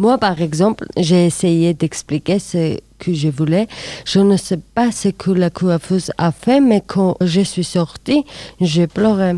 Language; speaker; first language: French; non-native, learner; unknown